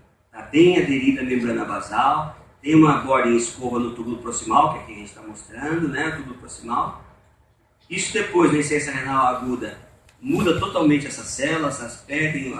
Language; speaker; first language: Portuguese; native; Portuguese